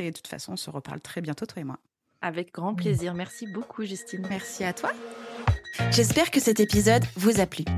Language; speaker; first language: French; native; French